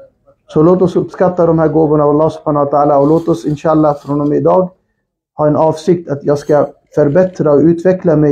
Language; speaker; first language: Swedish; non-native, fluent; Urdu